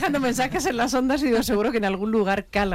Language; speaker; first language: Spanish; native; Spanish